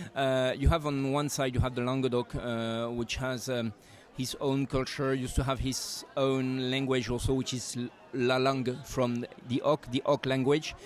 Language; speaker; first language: English; non-native, fluent; French